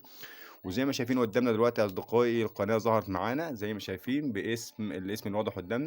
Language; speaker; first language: Arabic; native; Arabic